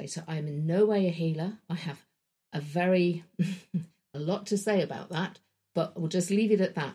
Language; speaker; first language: English; native; English